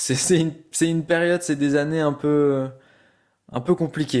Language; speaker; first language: French; native; French